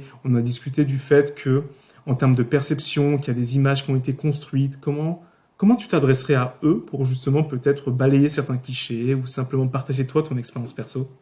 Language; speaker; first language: French; native; French